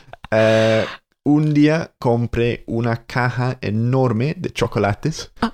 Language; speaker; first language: Spanish; non-native, fluent; English